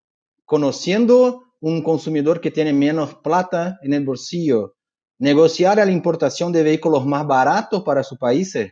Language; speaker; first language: Spanish; non-native, fluent; Portuguese